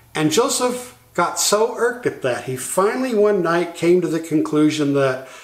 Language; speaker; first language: English; native; English